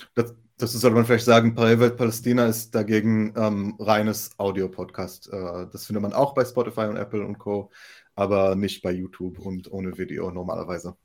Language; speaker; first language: German; non-native, fluent; Hebrew